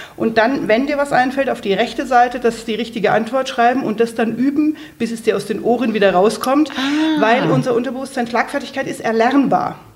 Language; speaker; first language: German; native; German